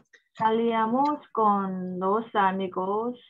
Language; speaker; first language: Spanish; non-native, learner; Korean